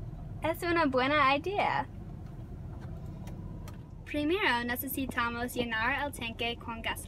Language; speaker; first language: Spanish; non-native, learner; English